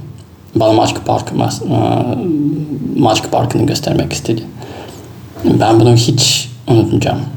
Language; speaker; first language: Turkish; non-native, fluent; Russian